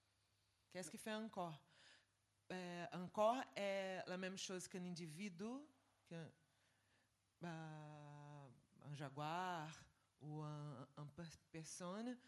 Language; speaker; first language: French; non-native, fluent; Portuguese